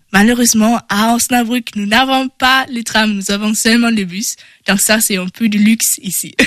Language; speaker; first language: French; non-native, learner; German